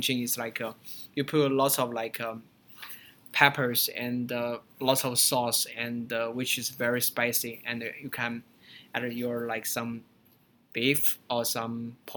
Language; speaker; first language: English; non-native, learner; Chinese